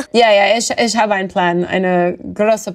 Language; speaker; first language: German; non-native, learner; English